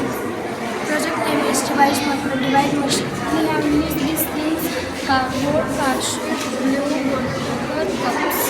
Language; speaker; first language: English; non-native, learner; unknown